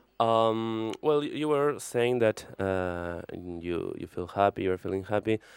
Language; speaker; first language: English; non-native, fluent; Spanish